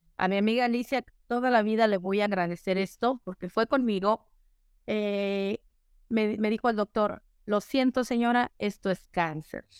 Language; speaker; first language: Spanish; native; Spanish